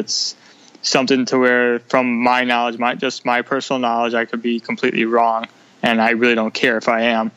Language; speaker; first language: English; native; English